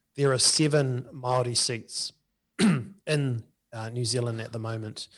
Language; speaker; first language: English; native; English